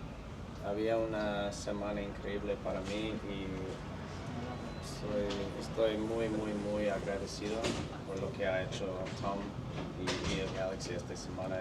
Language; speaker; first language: Spanish; non-native, fluent; English